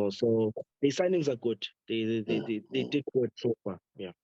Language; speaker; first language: English; non-native, local second language; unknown